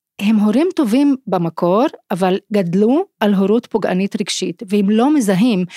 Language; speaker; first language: Hebrew; non-native, local second language; Arabic